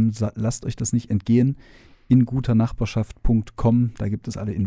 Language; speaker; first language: German; native; German